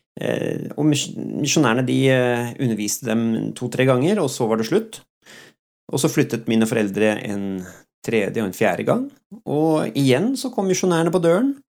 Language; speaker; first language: Norwegian; early bilingual, other home language; Dutch